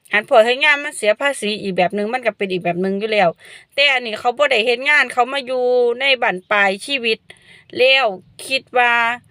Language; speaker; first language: Thai; non-native, local second language; Northeastern Thai